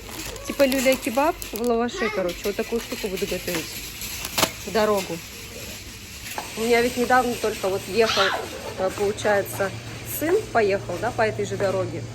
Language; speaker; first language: Russian; native; Russian